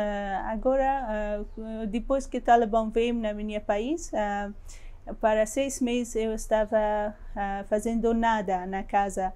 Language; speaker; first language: Portuguese; non-native, learner; Persian